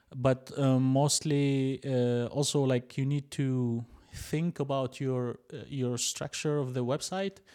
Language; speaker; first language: English; non-native, fluent; Arabic